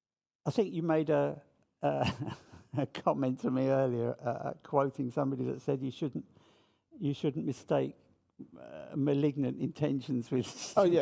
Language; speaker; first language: English; native; English